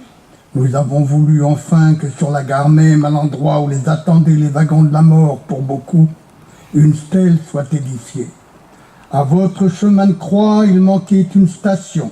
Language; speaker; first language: French; native; French